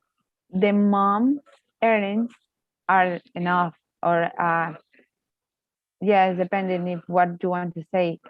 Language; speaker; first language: English; non-native, fluent; Spanish